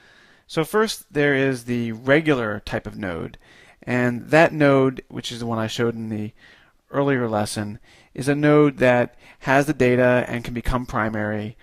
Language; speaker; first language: English; native; English